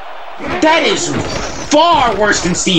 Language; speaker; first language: English; native; English